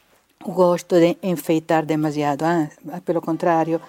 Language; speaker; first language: Portuguese; non-native, fluent; Italian